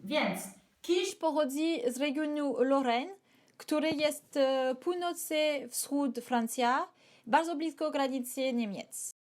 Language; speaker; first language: Polish; non-native, learner; French